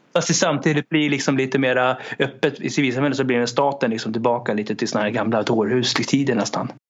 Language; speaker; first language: Swedish; early bilingual, other home language; Romanian